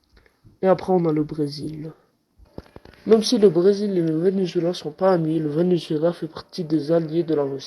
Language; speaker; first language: French; non-native, local second language; Arabic